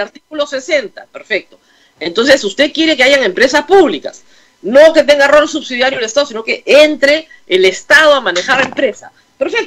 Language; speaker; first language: Spanish; native; Spanish